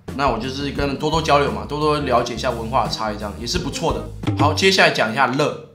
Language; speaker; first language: Chinese; native; Chinese